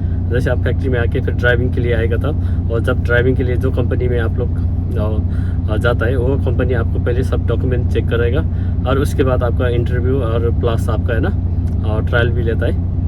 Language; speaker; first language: Hindi; non-native, learner; Nepali